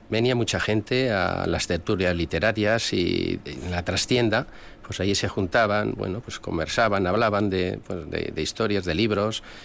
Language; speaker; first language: Spanish; native; Spanish